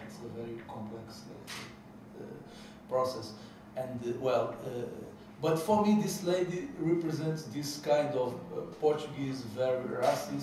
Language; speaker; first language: English; non-native, fluent; Portuguese